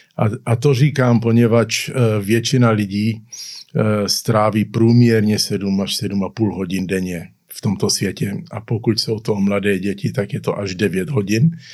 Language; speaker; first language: Czech; early bilingual, heritage; Czech